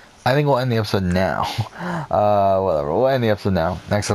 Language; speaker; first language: English; native; English